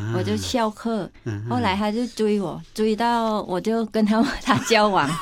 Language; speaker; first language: Chinese; non-native, fluent; Thai